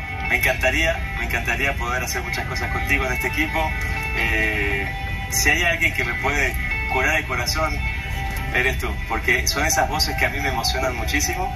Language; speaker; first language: Spanish; native; Spanish